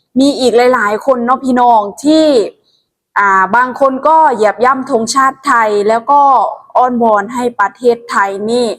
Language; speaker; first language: Thai; non-native, local second language; Lao